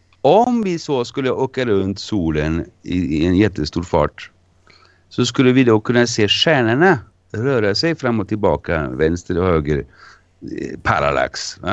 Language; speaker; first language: Swedish; non-native, fluent; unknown